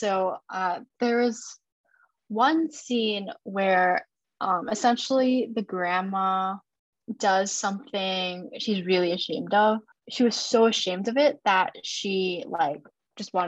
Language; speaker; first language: English; early bilingual, other home language; Chinese